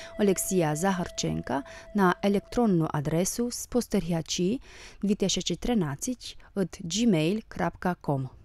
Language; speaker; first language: Ukrainian; native; Ukrainian